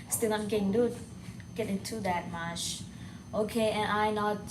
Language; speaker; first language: English; non-native, learner; Thai